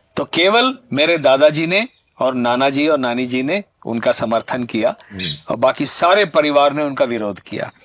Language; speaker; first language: Hindi; non-native, local second language; Marathi